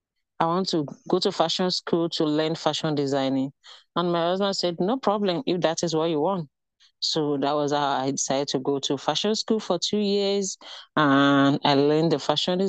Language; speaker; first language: English; non-native, local second language; Yoruba